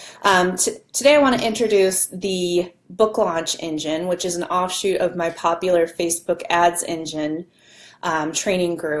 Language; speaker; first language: English; native; English